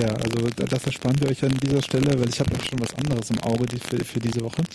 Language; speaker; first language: German; native; German